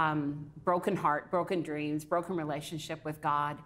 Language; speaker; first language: English; native; English